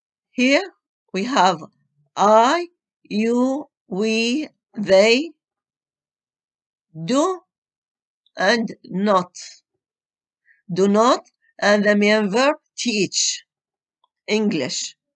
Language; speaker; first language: English; non-native, fluent; Arabic